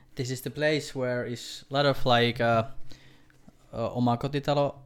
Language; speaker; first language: English; non-native, learner; Finnish